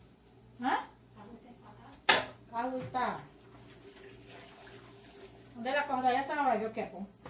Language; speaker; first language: Portuguese; native; Portuguese